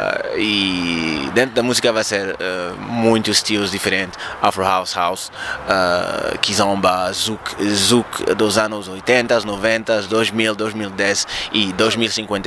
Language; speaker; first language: Portuguese; non-native, learner; French